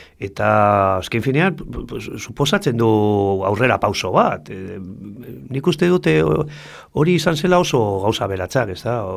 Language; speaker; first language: Basque; non-native, local second language; Spanish